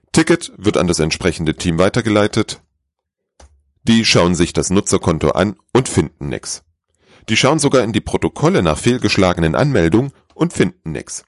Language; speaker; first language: German; native; German